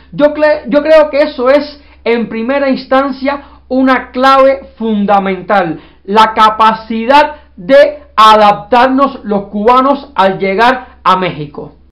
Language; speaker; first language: Spanish; native; Spanish